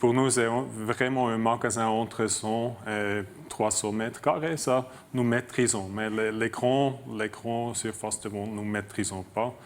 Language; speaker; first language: French; non-native, learner; German